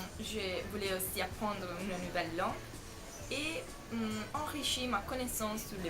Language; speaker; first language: French; non-native, learner; Italian